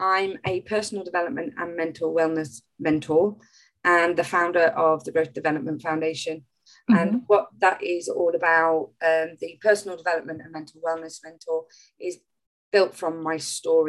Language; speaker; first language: English; native; English